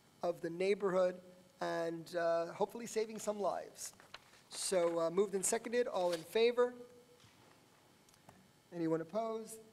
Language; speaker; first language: English; native; English